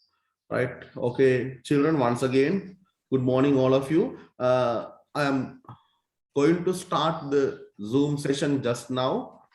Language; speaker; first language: English; non-native, local second language; Sinhala